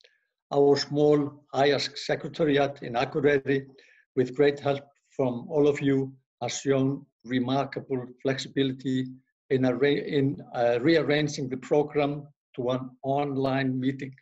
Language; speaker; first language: English; non-native, fluent; Icelandic